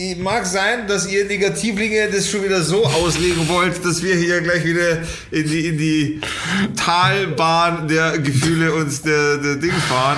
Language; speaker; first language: German; early bilingual, other home language; Polish